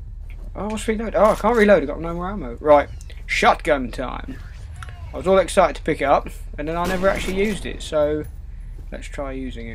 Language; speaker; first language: English; native; English